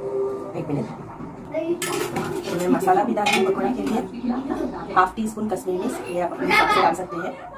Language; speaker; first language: Hindi; native; Hindi